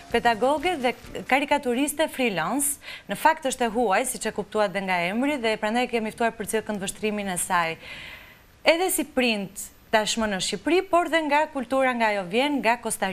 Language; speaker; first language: Albanian; native; Albanian